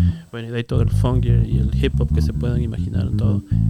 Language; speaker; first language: Spanish; native; Spanish